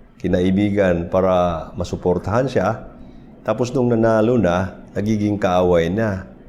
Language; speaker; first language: Filipino; non-native, local second language; Cebuano